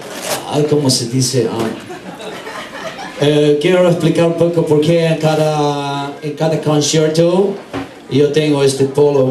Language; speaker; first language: Spanish; non-native, learner; English